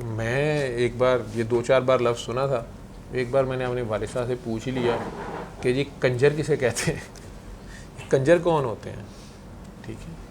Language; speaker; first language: Urdu; non-native, local second language; Punjabi